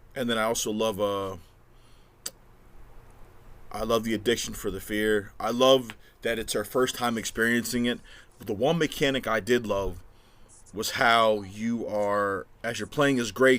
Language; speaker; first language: English; native; English